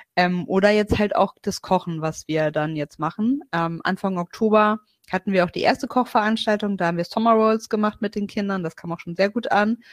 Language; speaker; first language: German; native; German